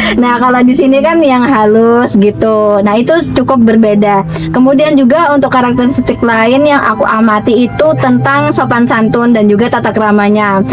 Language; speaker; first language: Indonesian; native; Indonesian